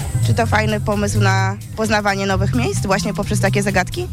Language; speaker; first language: Polish; native; Polish